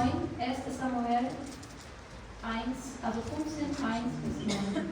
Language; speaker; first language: German; non-native, fluent; Portuguese